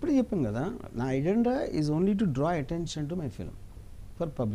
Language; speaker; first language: Telugu; native; Telugu